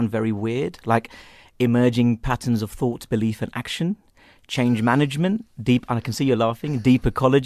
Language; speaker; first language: English; native; English